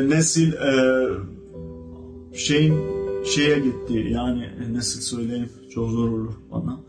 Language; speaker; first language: Turkish; non-native, local second language; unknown